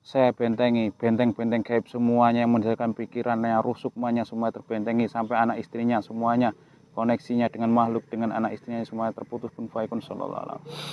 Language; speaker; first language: Indonesian; native; Indonesian